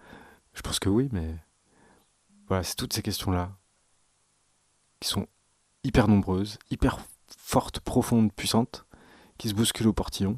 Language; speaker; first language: French; native; French